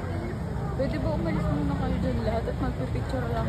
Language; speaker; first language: Filipino; native; Filipino